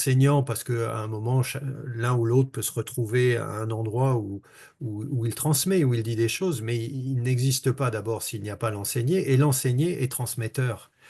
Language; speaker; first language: French; native; French